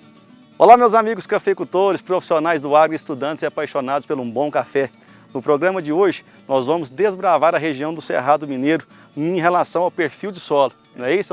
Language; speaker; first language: Portuguese; native; Portuguese